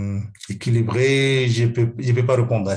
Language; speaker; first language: French; non-native, fluent; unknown